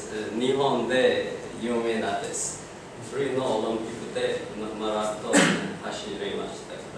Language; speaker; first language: Japanese; non-native, learner; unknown